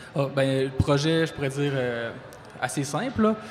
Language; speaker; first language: French; native; French